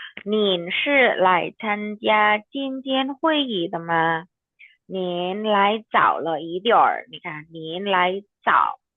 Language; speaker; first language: Chinese; non-native, fluent; Indonesian